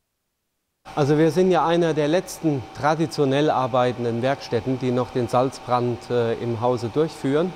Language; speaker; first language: German; native; German